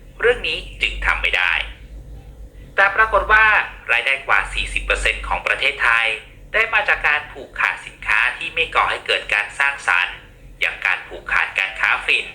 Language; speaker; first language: Thai; native; Thai